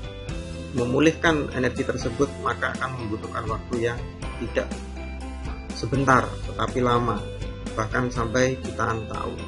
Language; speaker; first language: Indonesian; native; Indonesian